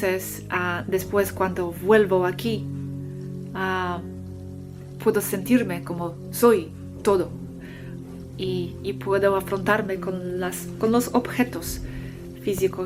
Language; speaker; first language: Spanish; non-native, fluent; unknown